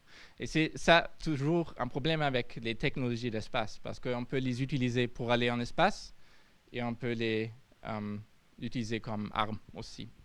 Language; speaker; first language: French; non-native, fluent; German